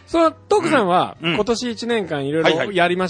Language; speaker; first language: Japanese; native; Japanese